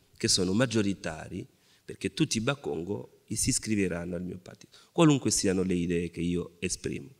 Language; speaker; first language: Italian; non-native, fluent; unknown